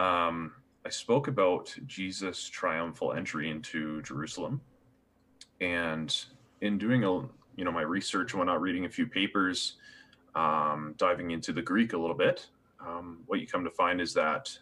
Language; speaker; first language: English; native; English